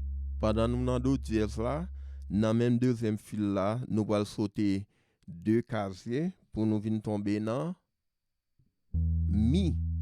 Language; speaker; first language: French; non-native, local second language; Haitian Creole